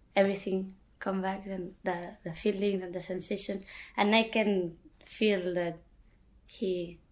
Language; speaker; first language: English; non-native, fluent; Catalan